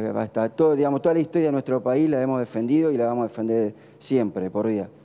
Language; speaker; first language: Spanish; native; Spanish